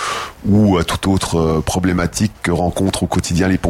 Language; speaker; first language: French; native; French